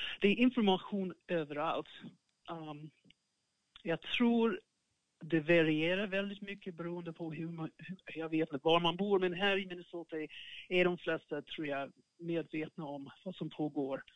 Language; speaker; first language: Swedish; non-native, fluent; English